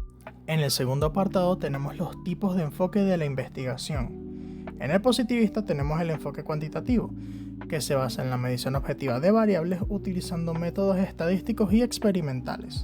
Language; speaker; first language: Spanish; native; Spanish